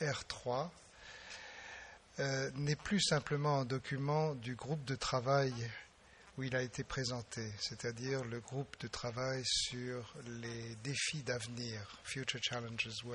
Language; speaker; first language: French; native; French